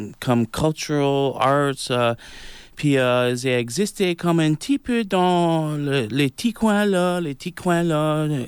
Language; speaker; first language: French; non-native, local second language; English